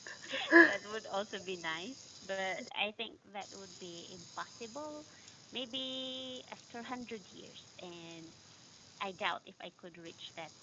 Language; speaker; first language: English; non-native, fluent; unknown